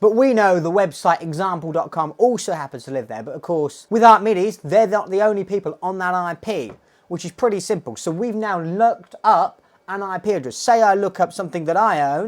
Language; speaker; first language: English; native; English